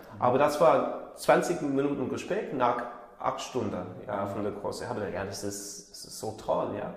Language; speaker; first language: German; non-native, learner; English